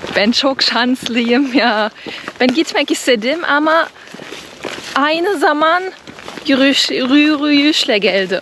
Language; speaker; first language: Turkish; non-native, learner; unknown